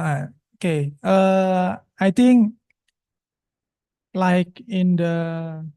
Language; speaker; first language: English; non-native, local second language; Indonesian